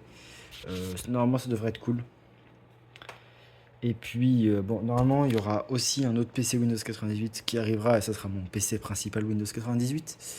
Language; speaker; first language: French; native; French